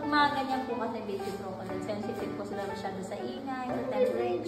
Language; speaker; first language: Filipino; native; Filipino